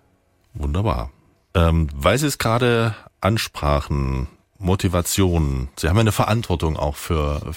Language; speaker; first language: German; native; German